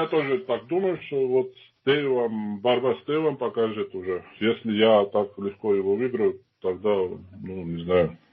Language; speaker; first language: Russian; non-native, fluent; Georgian